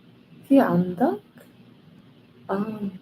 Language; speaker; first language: Arabic; non-native, learner; English